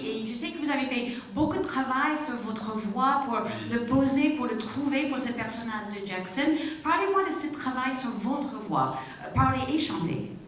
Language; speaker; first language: French; native; French